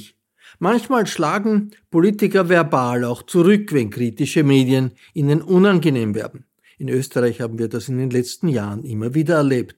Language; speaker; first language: German; native; German